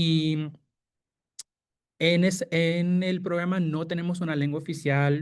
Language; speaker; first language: Spanish; non-native, fluent; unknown